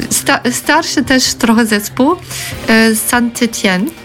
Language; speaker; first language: Polish; non-native, fluent; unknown